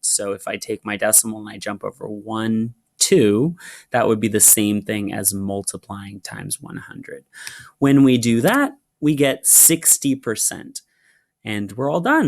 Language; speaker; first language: English; native; English